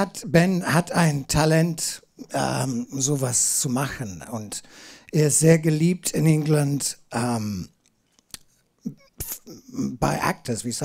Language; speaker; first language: German; non-native, learner; English